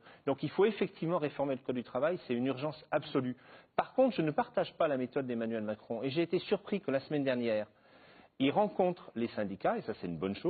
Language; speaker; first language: French; native; French